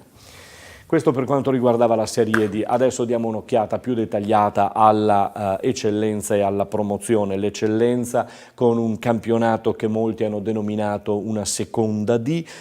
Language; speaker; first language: Italian; native; Italian